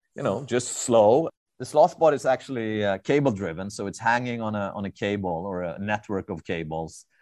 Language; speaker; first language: English; non-native, fluent; Swedish